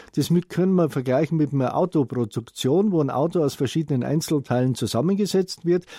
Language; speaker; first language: German; native; German